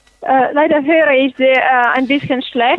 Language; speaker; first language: German; non-native, fluent; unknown